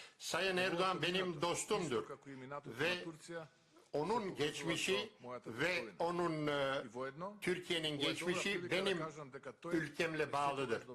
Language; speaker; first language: Turkish; non-native, learner; Macedonian